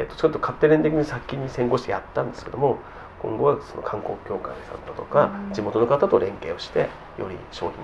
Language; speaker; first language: Japanese; native; Japanese